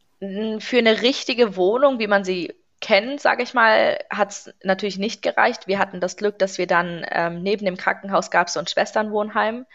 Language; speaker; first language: German; early bilingual, other home language; Persian